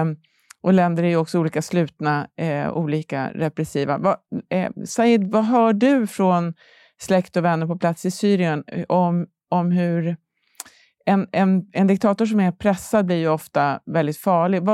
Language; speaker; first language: Swedish; native; Swedish